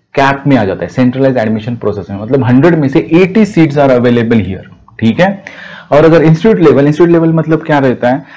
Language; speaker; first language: Hindi; non-native, local second language; Marathi